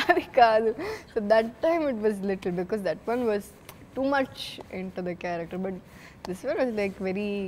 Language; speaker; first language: Telugu; non-native, fluent; Malayalam